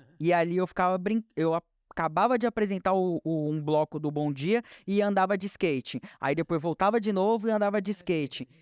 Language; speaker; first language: Portuguese; native; Portuguese